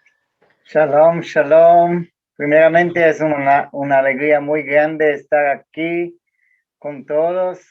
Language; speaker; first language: Spanish; non-native, learner; Portuguese